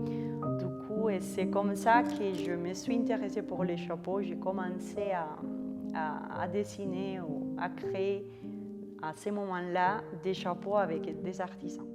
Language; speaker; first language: French; non-native, fluent; Spanish